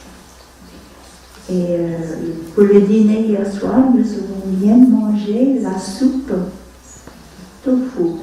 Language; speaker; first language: French; non-native, fluent; Vietnamese